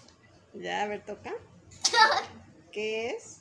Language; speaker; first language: Spanish; native; Spanish